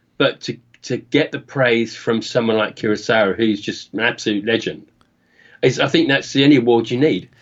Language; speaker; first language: English; native; English